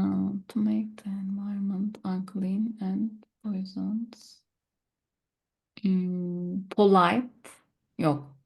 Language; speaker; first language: English; non-native, learner; Turkish